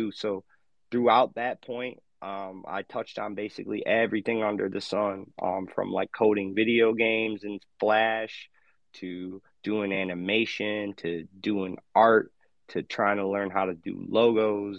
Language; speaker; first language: English; native; English